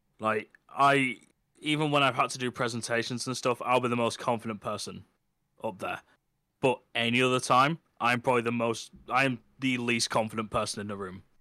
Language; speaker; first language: English; native; English